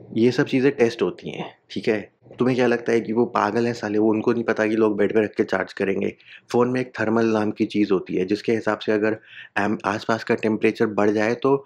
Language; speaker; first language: Hindi; native; Hindi